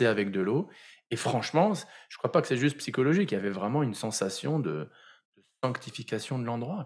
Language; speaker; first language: French; native; French